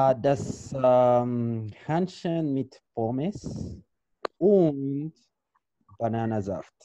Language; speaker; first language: German; non-native, learner; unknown